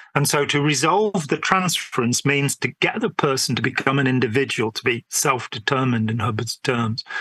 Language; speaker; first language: English; native; English